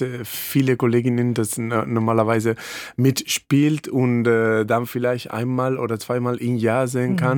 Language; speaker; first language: German; non-native, fluent; Spanish